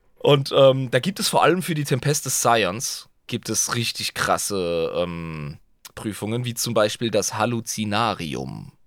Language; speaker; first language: German; native; German